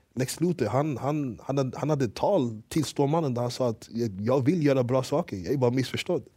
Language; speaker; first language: Swedish; early bilingual, other home language; English